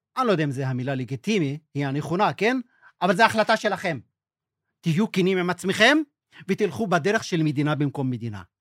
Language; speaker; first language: Hebrew; non-native, local second language; Arabic